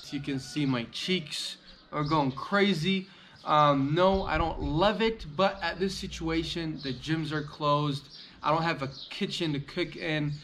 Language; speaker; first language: English; early bilingual, heritage; English